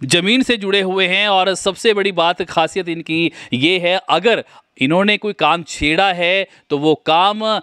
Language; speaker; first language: Hindi; native; Hindi